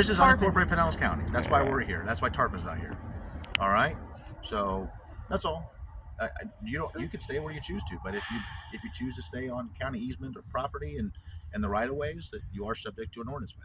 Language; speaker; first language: English; native; English